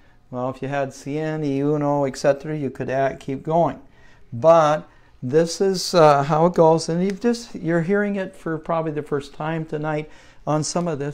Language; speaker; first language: English; native; English